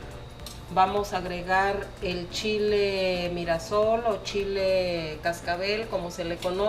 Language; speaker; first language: Spanish; native; Spanish